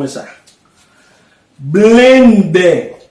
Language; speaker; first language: Portuguese; non-native, learner; Haitian Creole